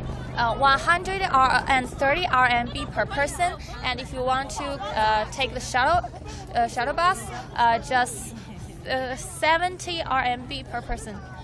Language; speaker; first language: English; non-native, fluent; Chinese